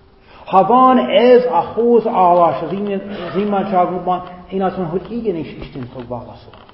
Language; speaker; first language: Hungarian; non-native, fluent; English